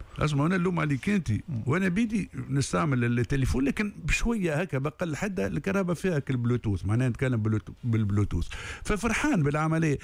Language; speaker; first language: Arabic; native; Arabic